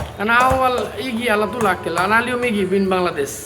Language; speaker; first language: Arabic; non-native, learner; Bangla